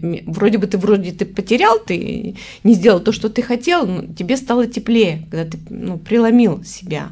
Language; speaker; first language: Russian; native; Russian